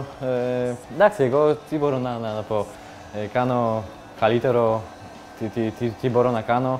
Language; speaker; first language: Greek; non-native, learner; Polish